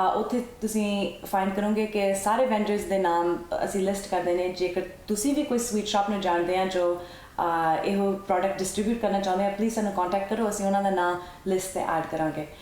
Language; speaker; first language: Punjabi; early bilingual, heritage; Punjabi